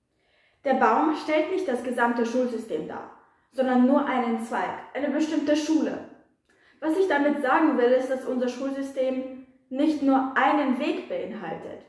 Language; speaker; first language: German; non-native, fluent; Polish